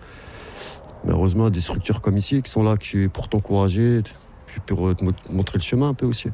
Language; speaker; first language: French; native; French